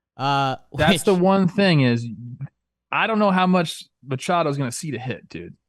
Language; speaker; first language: English; native; English